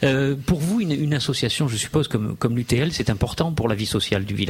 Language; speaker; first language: French; native; French